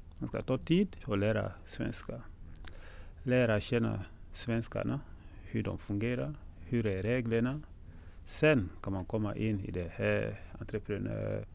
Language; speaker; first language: Swedish; non-native, fluent; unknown